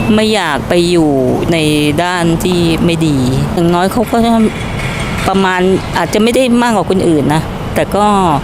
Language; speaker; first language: Thai; native; Thai